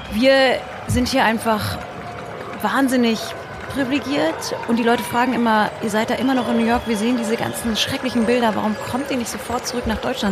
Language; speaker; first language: German; native; German